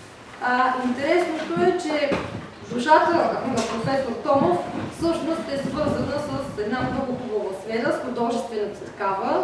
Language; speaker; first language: Bulgarian; native; Bulgarian